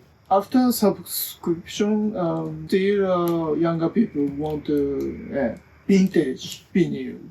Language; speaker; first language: English; non-native, learner; Japanese